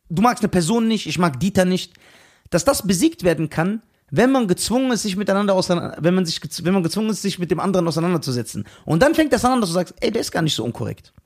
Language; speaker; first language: German; early bilingual, other home language; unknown